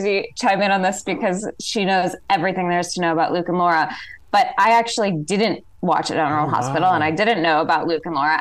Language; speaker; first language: English; native; English